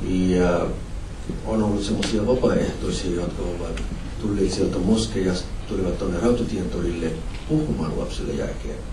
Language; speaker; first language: Finnish; non-native, fluent; Somali